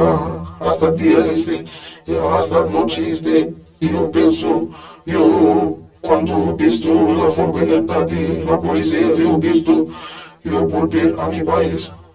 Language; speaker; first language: Spanish; non-native, learner; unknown